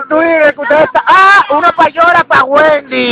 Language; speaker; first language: Spanish; native; Spanish